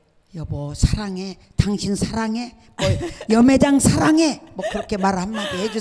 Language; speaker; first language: Korean; native; Korean